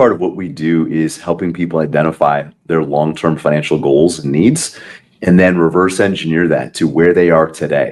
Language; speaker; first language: English; native; English